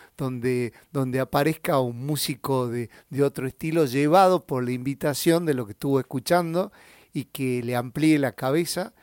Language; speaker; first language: Spanish; native; Spanish